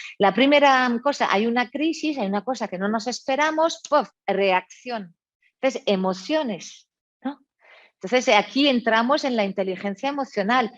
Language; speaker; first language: Spanish; non-native, fluent; French